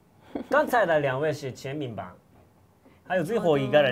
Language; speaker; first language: Chinese; non-native, fluent; Japanese